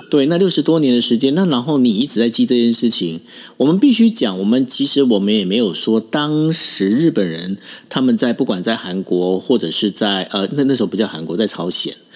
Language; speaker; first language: Chinese; native; Chinese